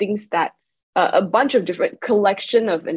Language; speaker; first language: English; non-native, local second language; Chinese